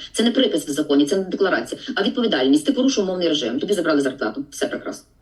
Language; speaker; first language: Ukrainian; native; Ukrainian